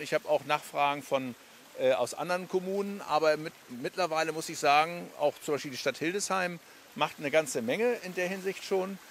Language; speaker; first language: German; native; German